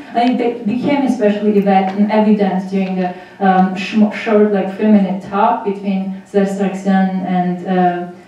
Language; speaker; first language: English; non-native, fluent; Armenian